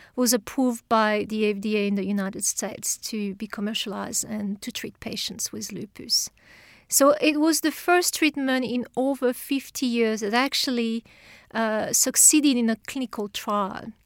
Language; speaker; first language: English; non-native, fluent; French